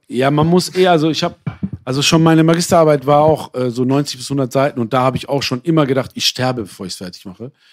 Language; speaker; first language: German; early bilingual, other home language; Persian